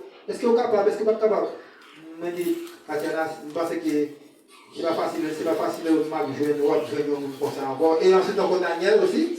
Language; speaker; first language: French; non-native, learner; Haitian Creole